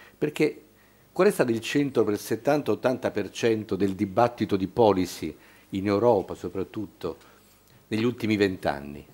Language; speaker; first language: Italian; native; Italian